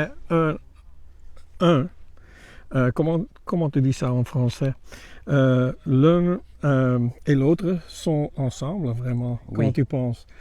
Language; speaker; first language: French; non-native, learner; Dutch